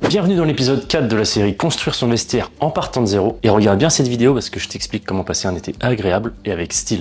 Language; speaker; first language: French; native; French